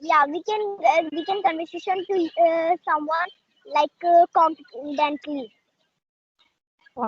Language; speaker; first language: English; non-native, learner; Hindi